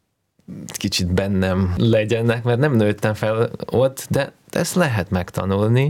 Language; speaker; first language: Hungarian; non-native, fluent; Russian